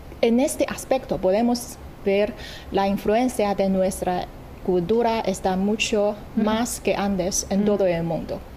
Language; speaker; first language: Spanish; non-native, fluent; Chinese